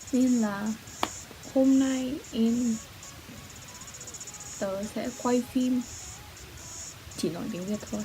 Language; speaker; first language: Vietnamese; early bilingual, heritage; Vietnamese